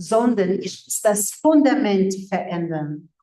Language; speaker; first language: German; non-native, fluent; Portuguese